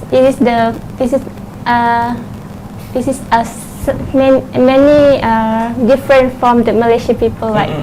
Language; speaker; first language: English; non-native, learner; Thai